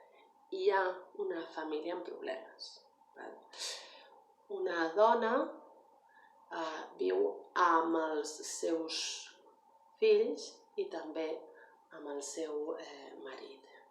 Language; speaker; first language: Catalan; non-native, learner; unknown